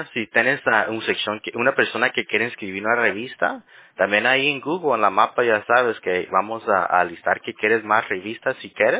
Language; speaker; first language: Spanish; early bilingual, heritage; Spanish